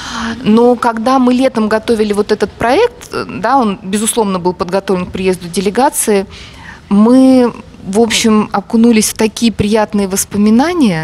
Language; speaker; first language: Russian; native; Russian